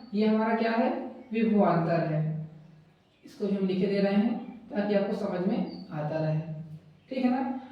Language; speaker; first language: Hindi; native; Hindi